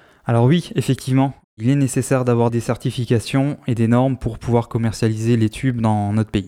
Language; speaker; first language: French; native; French